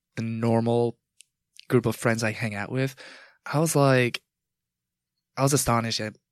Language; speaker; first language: English; native; English